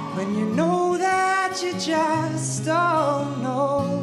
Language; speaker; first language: English; native; English